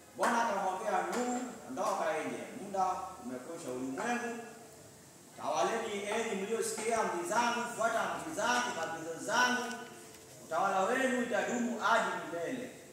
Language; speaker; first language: Swahili; non-native, local second language; Luo (Kenya and Tanzania)